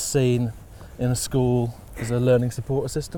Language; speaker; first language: English; native; English